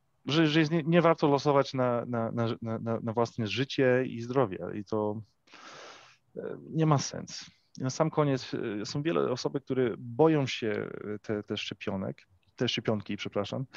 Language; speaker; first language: Polish; early bilingual, heritage; English